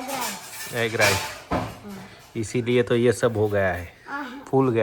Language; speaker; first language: Hindi; non-native, local second language; Gujarati